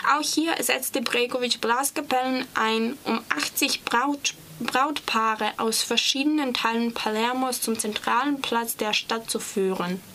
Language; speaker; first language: German; non-native, fluent; Serbian